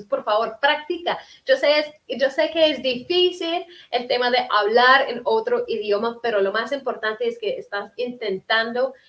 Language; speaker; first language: Spanish; early bilingual, heritage; Spanish